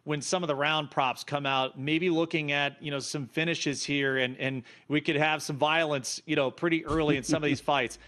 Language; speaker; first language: English; native; English